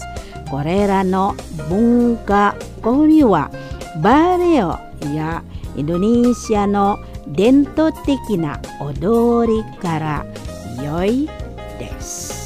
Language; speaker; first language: Japanese; non-native, fluent; Indonesian